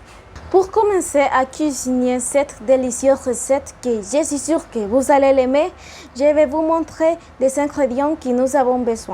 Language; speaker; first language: French; non-native, learner; Spanish